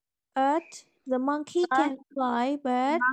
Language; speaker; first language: English; non-native, learner; Vietnamese